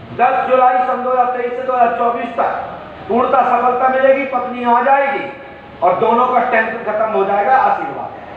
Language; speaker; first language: Hindi; native; Hindi